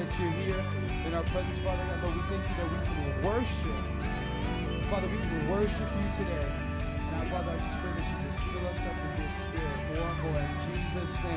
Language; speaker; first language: English; native; English